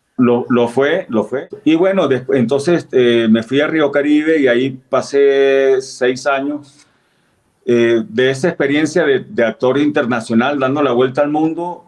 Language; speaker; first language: Spanish; native; Spanish